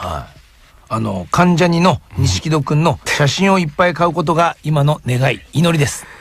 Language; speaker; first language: Japanese; native; Japanese